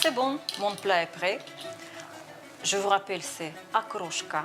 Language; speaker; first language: French; non-native, fluent; Russian